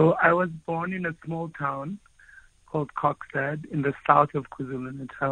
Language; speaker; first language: English; non-native, local second language; Afrikaans